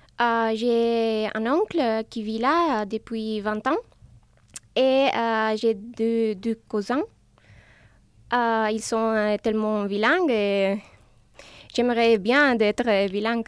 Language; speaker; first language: French; non-native, learner; Spanish